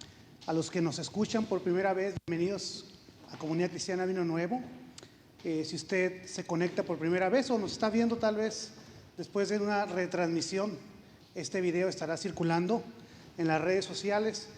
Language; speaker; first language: Spanish; native; Spanish